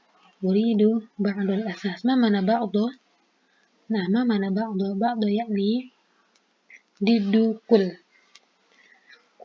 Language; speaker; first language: Arabic; non-native, fluent; Indonesian